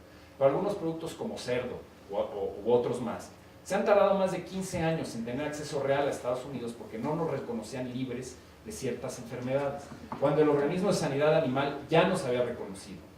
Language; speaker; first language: Spanish; native; Spanish